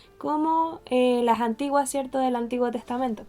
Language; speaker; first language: Spanish; native; Spanish